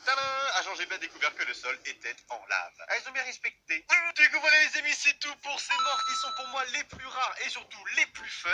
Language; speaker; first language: French; native; French